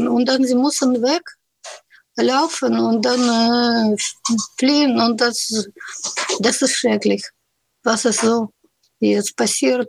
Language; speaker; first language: German; non-native, learner; Russian